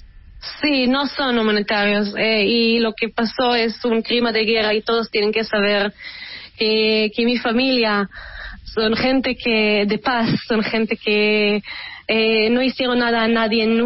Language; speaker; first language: Spanish; early bilingual, heritage; Hebrew